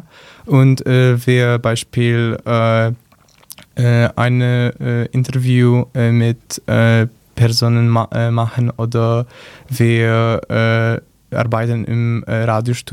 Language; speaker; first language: German; non-native, learner; Polish